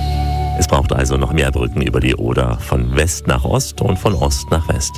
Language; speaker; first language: German; native; German